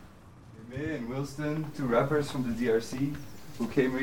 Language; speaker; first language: English; non-native, fluent; French